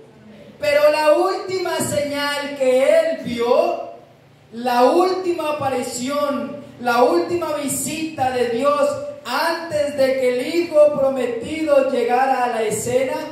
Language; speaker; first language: Spanish; native; Spanish